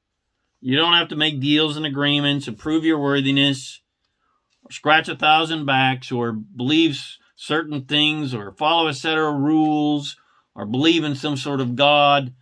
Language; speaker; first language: English; native; English